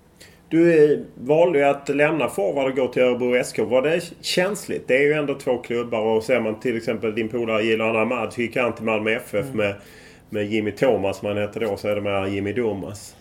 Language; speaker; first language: Swedish; native; Swedish